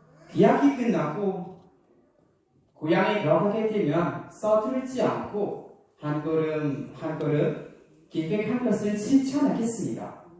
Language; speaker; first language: Korean; non-native, learner; Khmer